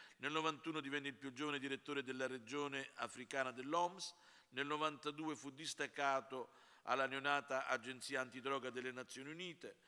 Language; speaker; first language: Italian; native; Italian